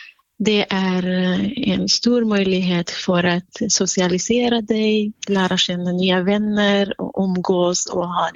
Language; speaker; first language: Swedish; non-native, fluent; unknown